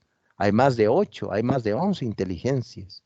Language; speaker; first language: Spanish; native; Spanish